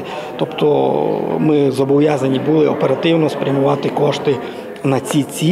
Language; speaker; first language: Ukrainian; native; Ukrainian